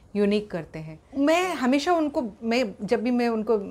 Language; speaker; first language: Hindi; native; Hindi